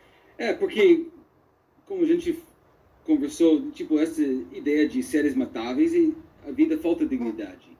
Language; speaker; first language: Portuguese; non-native, fluent; English